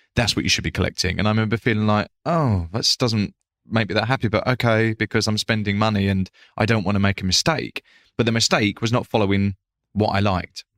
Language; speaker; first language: English; native; English